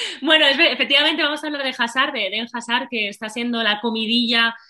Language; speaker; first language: Spanish; native; Spanish